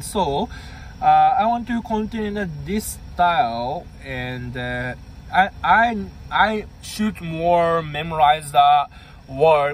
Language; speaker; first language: English; non-native, learner; Japanese